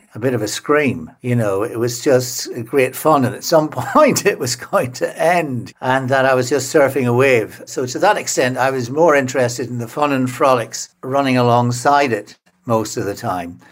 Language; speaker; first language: English; native; English